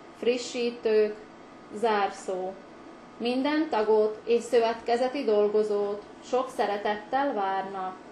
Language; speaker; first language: Slovak; non-native, local second language; Hungarian